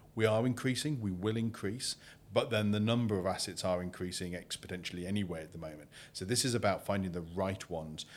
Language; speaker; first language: English; native; English